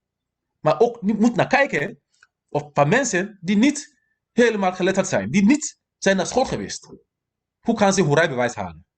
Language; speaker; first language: Dutch; non-native, fluent; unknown